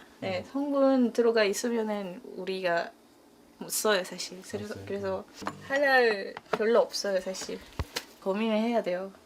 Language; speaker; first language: Korean; non-native, fluent; Malay